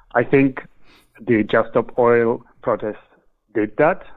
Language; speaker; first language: English; non-native, fluent; Spanish